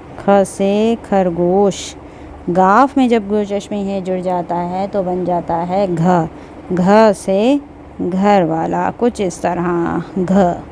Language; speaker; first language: Hindi; native; Hindi